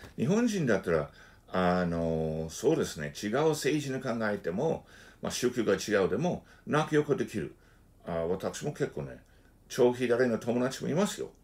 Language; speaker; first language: Japanese; non-native, fluent; English